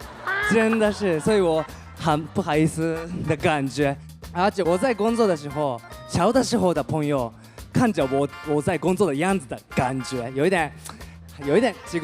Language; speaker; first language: Chinese; non-native, learner; Japanese